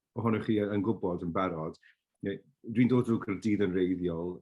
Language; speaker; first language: Welsh; non-native, fluent; English